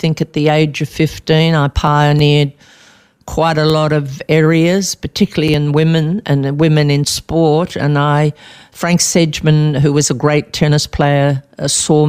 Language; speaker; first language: English; native; English